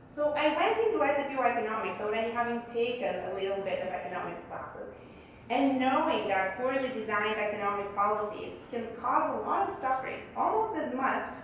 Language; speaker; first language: English; early bilingual, other home language; Bulgarian